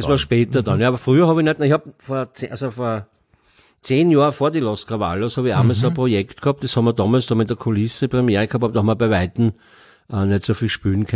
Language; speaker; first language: German; native; German